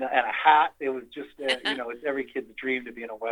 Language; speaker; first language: English; native; English